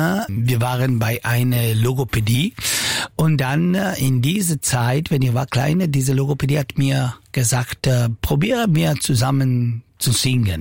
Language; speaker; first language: German; non-native, local second language; Italian